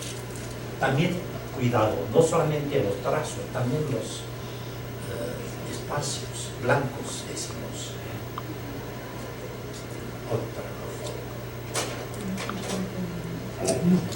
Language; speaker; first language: Spanish; non-native, learner; Chinese